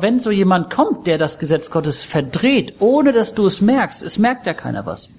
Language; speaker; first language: German; native; German